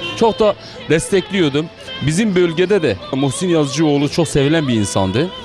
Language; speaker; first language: Turkish; non-native, local second language; Kurdish